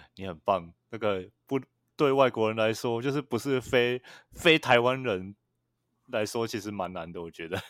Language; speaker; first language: Chinese; native; Chinese